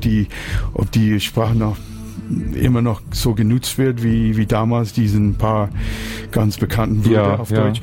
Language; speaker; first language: German; non-native, fluent; English